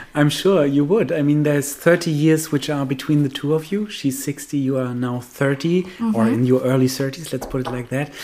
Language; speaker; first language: English; non-native, fluent; German